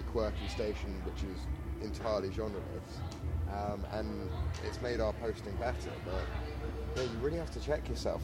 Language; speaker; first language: English; native; English